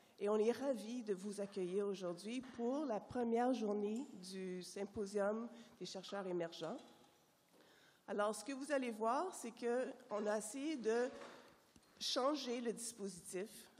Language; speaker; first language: French; native; French